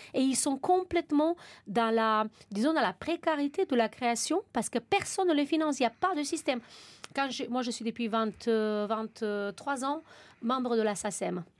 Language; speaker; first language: French; non-native, fluent; Romanian